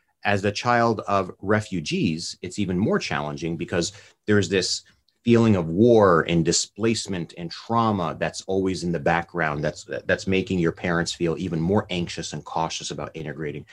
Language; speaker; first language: English; native; English